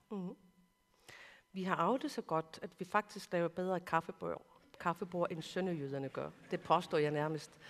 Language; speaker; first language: Danish; non-native, local second language; Kalaallisut